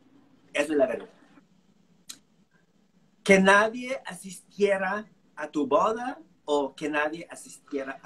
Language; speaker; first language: Spanish; non-native, fluent; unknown